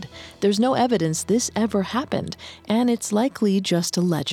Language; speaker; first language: English; native; English